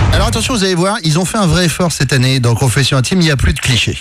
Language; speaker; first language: French; native; French